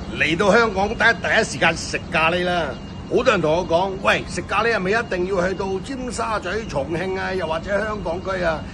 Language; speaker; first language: Cantonese; early bilingual, other home language; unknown